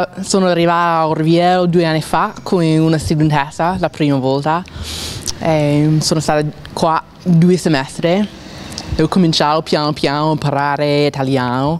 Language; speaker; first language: Italian; non-native, learner; English